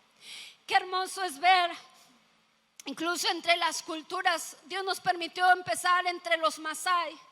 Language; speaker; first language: Spanish; native; Spanish